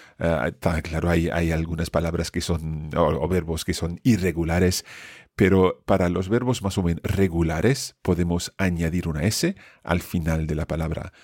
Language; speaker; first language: Spanish; non-native, fluent; English